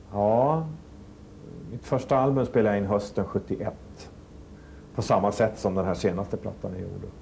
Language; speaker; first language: Swedish; native; Swedish